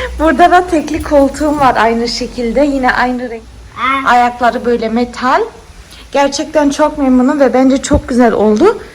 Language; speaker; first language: Turkish; early bilingual, heritage; Turkish